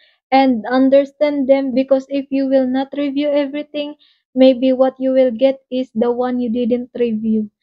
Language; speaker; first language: English; non-native, local second language; Waray